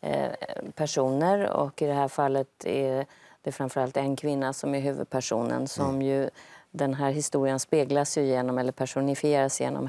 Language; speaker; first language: Swedish; native; Swedish